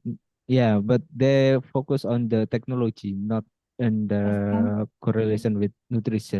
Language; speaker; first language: English; non-native, fluent; Indonesian